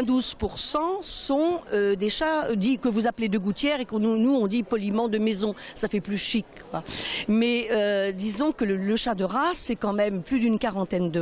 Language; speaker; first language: French; native; French